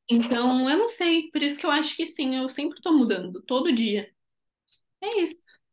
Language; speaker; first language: Portuguese; native; Portuguese